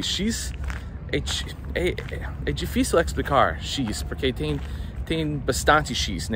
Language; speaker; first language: Portuguese; non-native, fluent; English